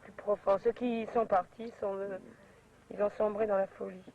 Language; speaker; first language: French; native; French